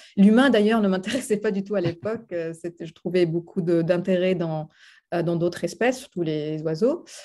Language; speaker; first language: French; non-native, local second language; Arabic